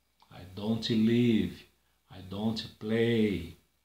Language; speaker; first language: English; non-native, fluent; Portuguese